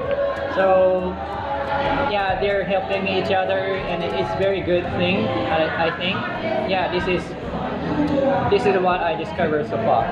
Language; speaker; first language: English; non-native, learner; Japanese